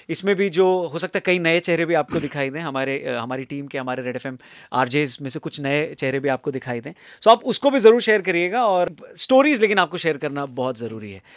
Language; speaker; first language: Hindi; native; Hindi